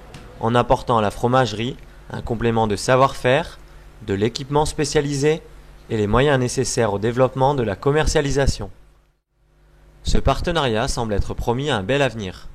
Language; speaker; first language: French; native; French